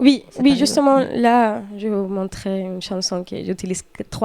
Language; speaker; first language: French; non-native, fluent; Spanish